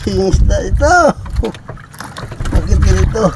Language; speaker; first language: Filipino; non-native, local second language; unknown